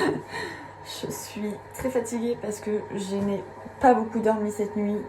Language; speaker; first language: French; native; French